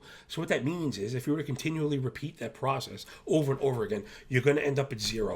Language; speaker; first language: English; native; English